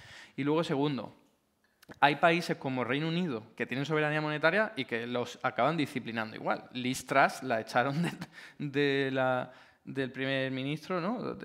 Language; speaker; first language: Spanish; native; Spanish